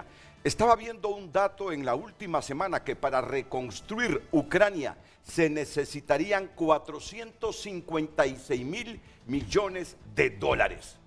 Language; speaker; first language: Spanish; native; Spanish